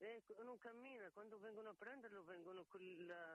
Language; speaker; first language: Italian; non-native, fluent; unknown